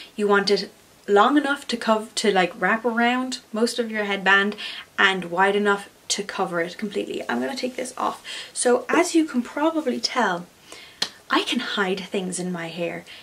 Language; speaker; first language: English; native; English